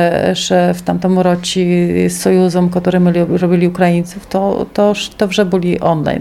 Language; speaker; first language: Polish; non-native, local second language; Ukrainian